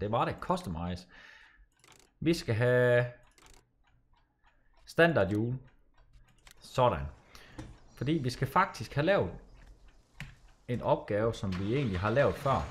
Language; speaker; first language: Danish; native; Danish